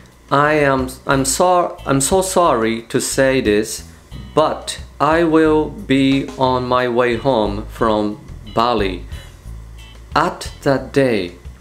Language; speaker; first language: English; non-native, fluent; Japanese